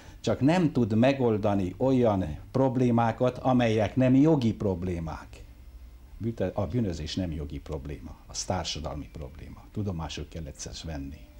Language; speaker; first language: Hungarian; native; Hungarian